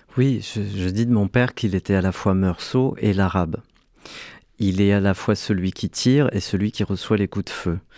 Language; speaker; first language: French; early bilingual, other home language; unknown